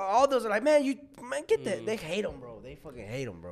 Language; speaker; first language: English; early bilingual, other home language; Spanish